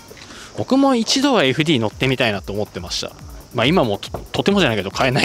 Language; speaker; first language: Japanese; native; Japanese